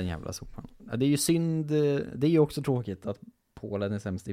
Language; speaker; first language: Swedish; native; Swedish